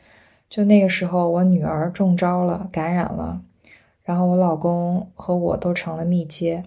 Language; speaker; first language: Chinese; native; Chinese